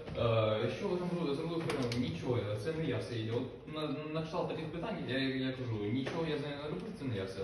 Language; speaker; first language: Ukrainian; native; Ukrainian